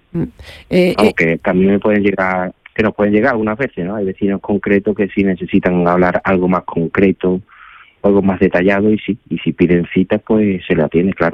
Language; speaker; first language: Spanish; native; Spanish